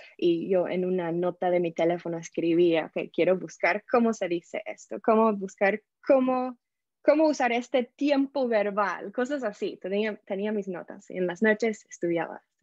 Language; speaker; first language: Spanish; non-native, fluent; English